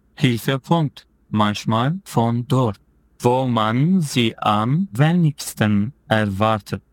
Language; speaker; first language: German; non-native, fluent; Turkish